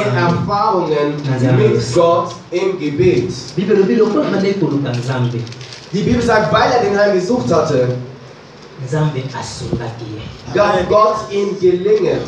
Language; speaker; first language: German; non-native, learner; French